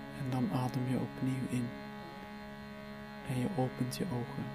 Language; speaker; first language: Dutch; native; Dutch